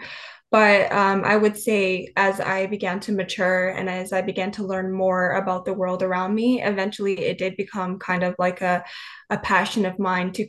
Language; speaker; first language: English; native; English